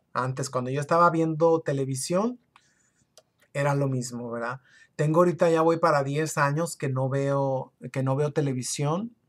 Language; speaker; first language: Spanish; early bilingual, other home language; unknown